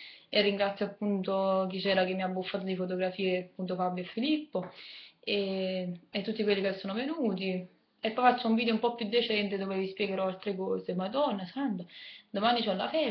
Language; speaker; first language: Italian; native; Italian